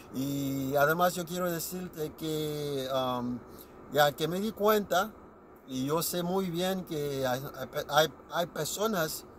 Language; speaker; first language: Spanish; non-native, fluent; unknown